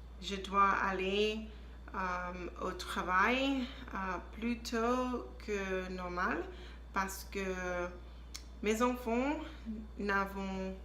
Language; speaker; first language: French; non-native, learner; English